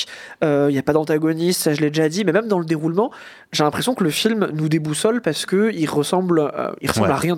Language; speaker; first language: French; native; French